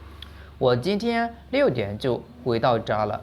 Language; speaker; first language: Chinese; non-native, fluent; Burmese